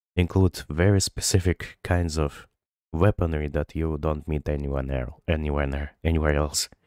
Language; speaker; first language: English; non-native, fluent; Russian